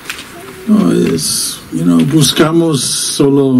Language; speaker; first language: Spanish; non-native, fluent; English